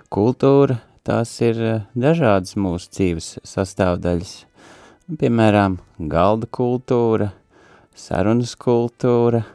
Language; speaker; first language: Latvian; native; Latvian